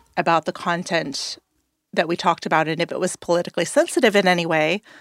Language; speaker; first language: English; native; English